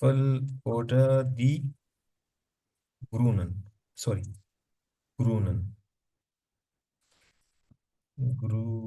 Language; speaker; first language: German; non-native, fluent; Urdu